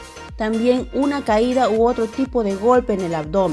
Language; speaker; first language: Spanish; native; Spanish